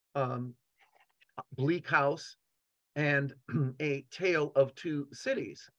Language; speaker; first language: English; native; English